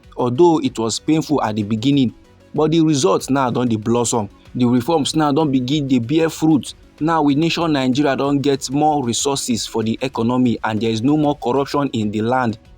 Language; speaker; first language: Nigerian Pidgin; native; Nigerian Pidgin